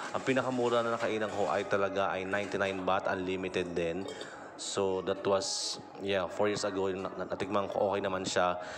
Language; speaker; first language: Filipino; native; Filipino